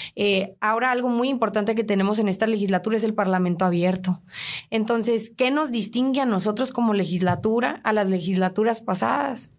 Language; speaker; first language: Spanish; native; Spanish